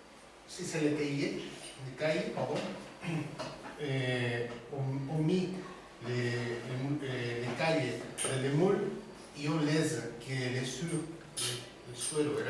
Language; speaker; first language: French; non-native, learner; Spanish